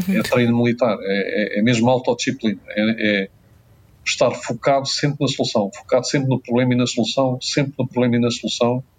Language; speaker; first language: Portuguese; native; Portuguese